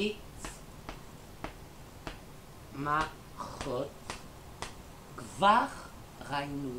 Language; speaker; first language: Hebrew; non-native, learner; French